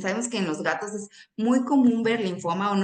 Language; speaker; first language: Spanish; native; Spanish